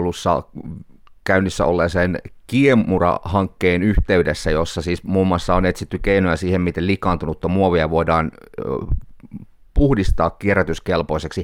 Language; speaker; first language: Finnish; native; Finnish